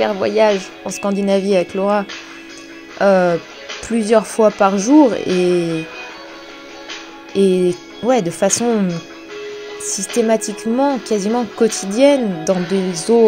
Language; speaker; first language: French; native; French